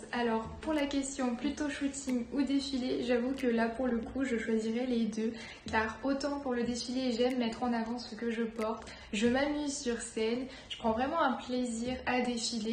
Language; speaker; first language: French; native; French